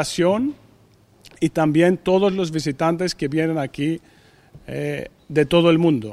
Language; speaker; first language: Spanish; non-native, fluent; Greek